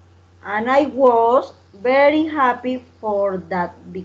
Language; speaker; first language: English; non-native, learner; Spanish